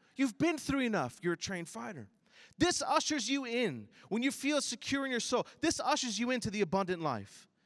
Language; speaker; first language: English; early bilingual, other home language; Chinese